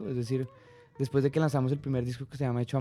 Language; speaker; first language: Spanish; native; Spanish